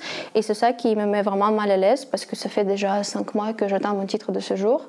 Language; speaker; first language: French; non-native, fluent; Russian